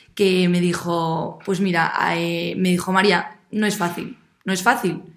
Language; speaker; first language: Spanish; native; Spanish